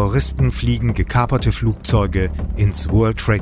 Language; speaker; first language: German; native; German